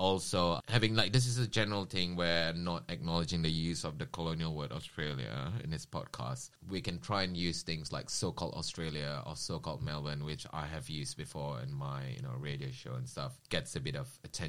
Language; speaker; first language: English; non-native, local second language; Malay